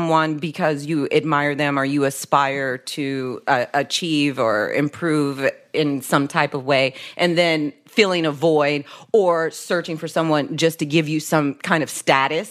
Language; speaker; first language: English; native; English